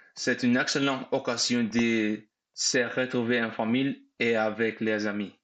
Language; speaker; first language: French; non-native, learner; English